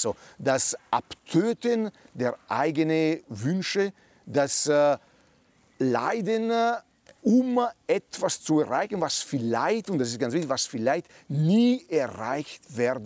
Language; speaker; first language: German; non-native, fluent; Italian